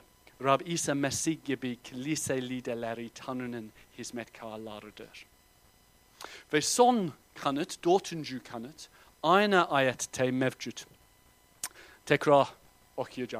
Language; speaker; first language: Turkish; non-native, fluent; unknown